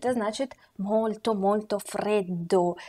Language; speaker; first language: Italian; non-native, fluent; Russian